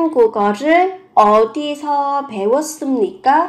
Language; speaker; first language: Korean; non-native, fluent; Vietnamese